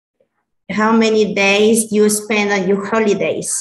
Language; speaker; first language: English; non-native, learner; Spanish